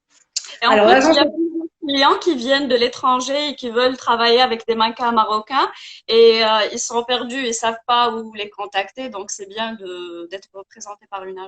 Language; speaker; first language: French; non-native, local second language; Arabic